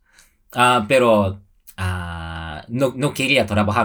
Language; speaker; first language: Spanish; non-native, learner; Japanese